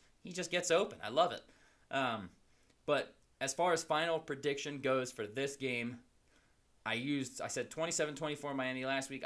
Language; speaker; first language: English; native; English